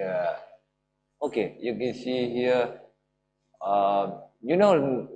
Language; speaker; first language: English; non-native, learner; Vietnamese